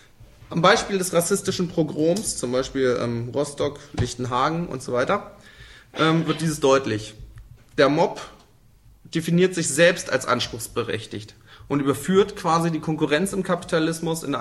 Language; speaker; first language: German; native; German